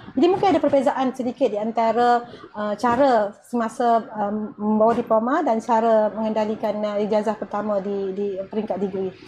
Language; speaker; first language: Malay; native; Malay